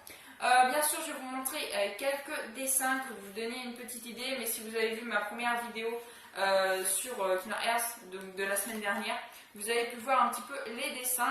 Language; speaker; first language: French; native; French